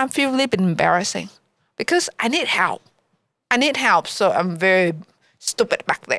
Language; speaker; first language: English; non-native, learner; Vietnamese